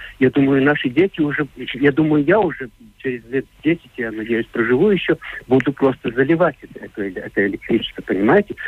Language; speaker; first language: Russian; non-native, local second language; Latvian